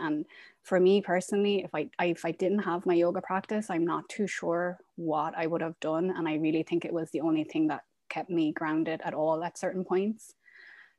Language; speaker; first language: English; native; English